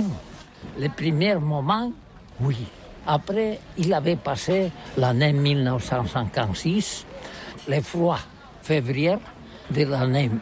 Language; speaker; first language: French; non-native, learner; Catalan